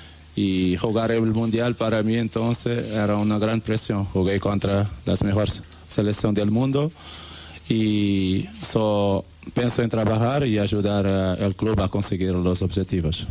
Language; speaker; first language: Spanish; non-native, learner; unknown